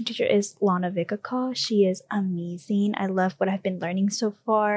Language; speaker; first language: English; early bilingual, other home language; Spanish